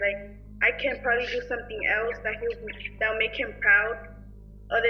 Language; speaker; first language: English; early bilingual, other home language; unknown